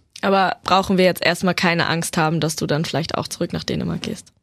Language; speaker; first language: German; native; German